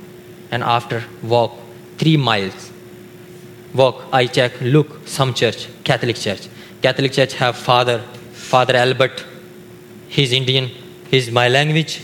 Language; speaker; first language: English; non-native, learner; Urdu